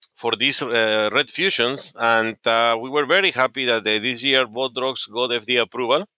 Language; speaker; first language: English; non-native, fluent; Spanish